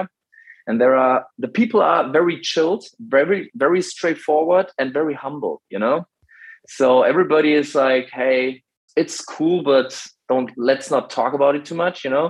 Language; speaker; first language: English; non-native, fluent; German